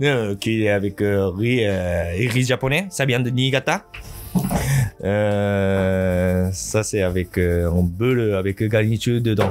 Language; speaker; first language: French; non-native, learner; Japanese